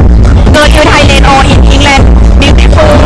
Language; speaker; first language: English; non-native, learner; Thai